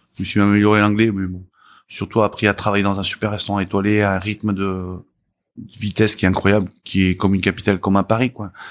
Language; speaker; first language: French; early bilingual, other home language; Korean